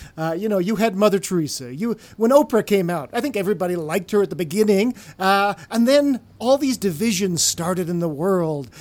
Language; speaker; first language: English; native; English